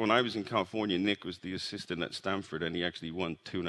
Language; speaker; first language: English; native; English